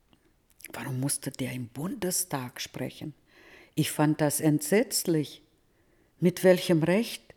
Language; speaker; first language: German; early bilingual, heritage; Russian